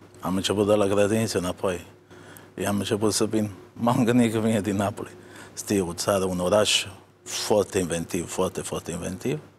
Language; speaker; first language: Romanian; non-native, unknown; Italian